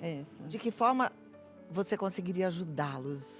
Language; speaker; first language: Portuguese; native; Portuguese